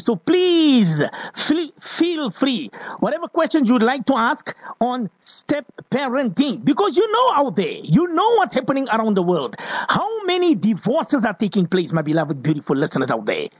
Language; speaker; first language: English; native; English